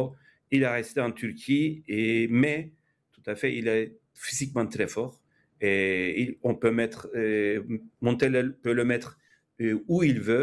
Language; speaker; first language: French; non-native, fluent; Turkish